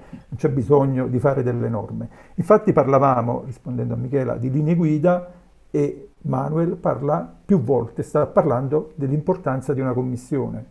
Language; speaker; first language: Italian; native; Italian